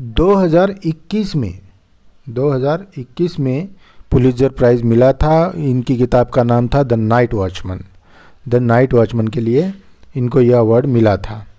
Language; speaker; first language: Hindi; non-native, local second language; Marathi